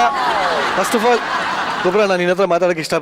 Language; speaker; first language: Kannada; native; Kannada